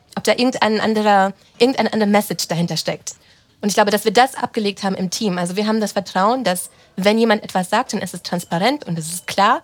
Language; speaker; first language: German; early bilingual, other home language; Romanian